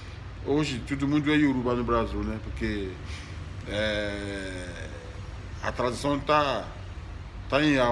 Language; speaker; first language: Portuguese; non-native, fluent; Yoruba